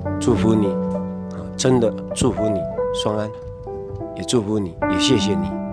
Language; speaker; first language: Chinese; native; Chinese